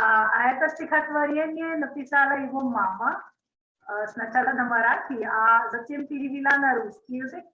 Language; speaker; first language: Russian; non-native, fluent; Marathi